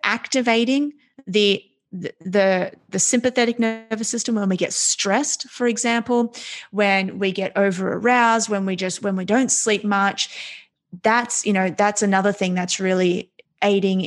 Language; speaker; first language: English; native; English